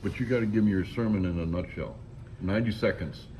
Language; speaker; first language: English; native; English